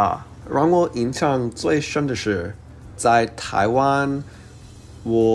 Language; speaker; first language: Chinese; early bilingual, heritage; English